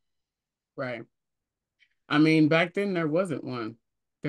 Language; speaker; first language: English; native; English